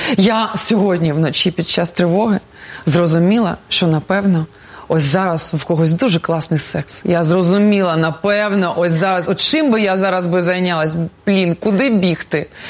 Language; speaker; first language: Ukrainian; non-native, local second language; Russian